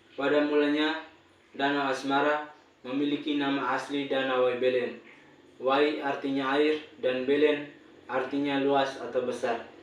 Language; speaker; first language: Indonesian; non-native, local second language; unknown